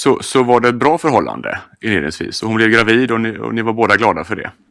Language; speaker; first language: Swedish; native; Swedish